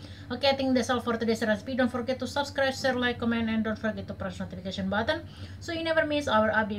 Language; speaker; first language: English; non-native, learner; Indonesian